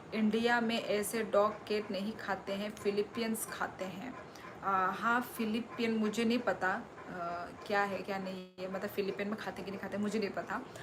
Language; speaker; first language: Hindi; non-native, local second language; Kok Borok